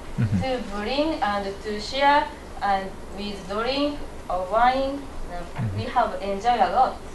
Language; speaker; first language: English; non-native, learner; Japanese